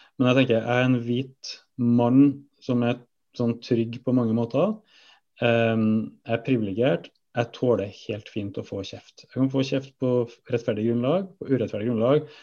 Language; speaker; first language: Norwegian; native; Norwegian